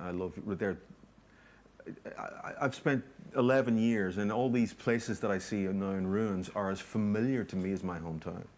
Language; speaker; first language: English; native; English